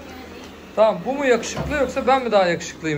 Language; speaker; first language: Turkish; native; Turkish